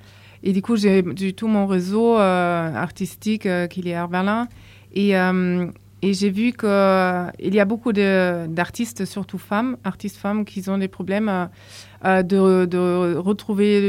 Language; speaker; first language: French; non-native, fluent; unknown